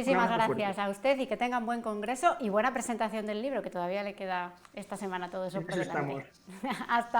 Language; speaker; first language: Spanish; native; Spanish